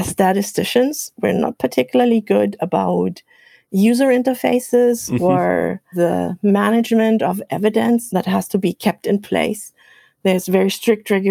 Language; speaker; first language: English; non-native, fluent; German